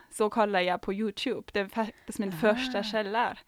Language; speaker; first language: Swedish; non-native, fluent; German